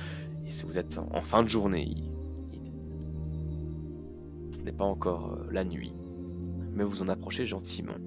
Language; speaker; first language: French; native; French